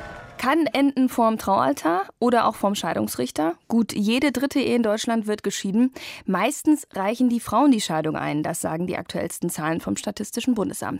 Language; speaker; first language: German; native; German